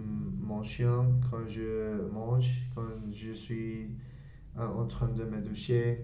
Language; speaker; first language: French; non-native, learner; Spanish